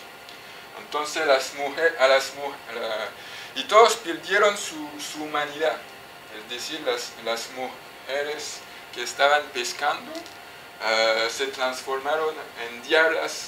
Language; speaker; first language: Spanish; non-native, fluent; French